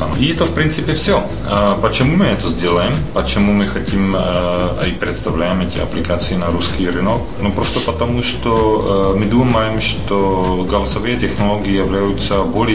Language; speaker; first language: Russian; non-native, fluent; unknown